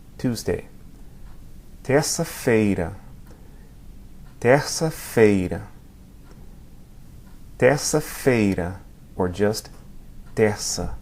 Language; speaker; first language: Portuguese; non-native, fluent; English